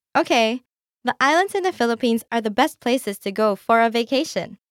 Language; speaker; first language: English; non-native, local second language; Filipino